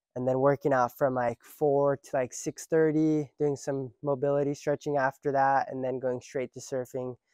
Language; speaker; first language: English; early bilingual, other home language; Japanese